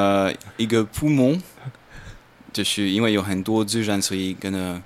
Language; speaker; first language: Chinese; non-native, learner; French